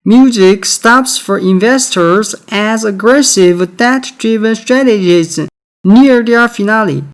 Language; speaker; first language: English; non-native, learner; Korean